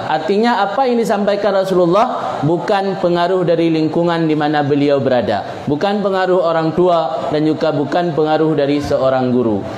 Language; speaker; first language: Malay; non-native, local second language; Achinese